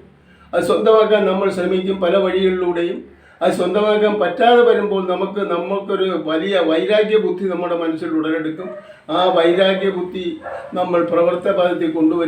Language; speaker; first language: Malayalam; native; Malayalam